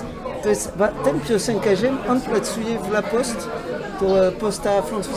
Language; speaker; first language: Polish; non-native, learner; French